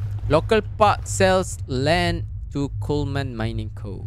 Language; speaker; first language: English; non-native, local second language; Malay